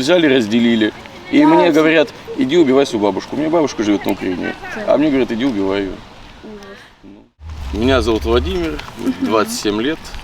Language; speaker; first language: Russian; native; Russian